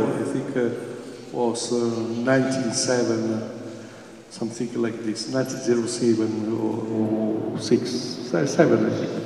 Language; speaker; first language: English; non-native, fluent; Italian